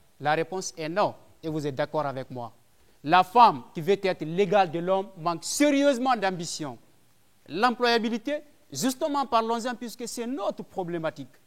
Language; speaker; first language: French; non-native, local second language; Fula